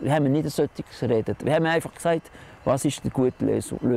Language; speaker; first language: German; non-native, local second language; French